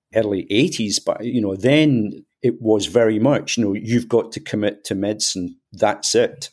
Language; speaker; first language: English; native; English